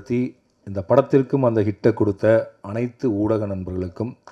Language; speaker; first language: Tamil; native; Tamil